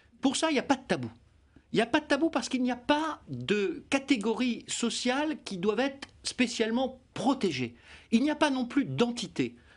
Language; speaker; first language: French; native; French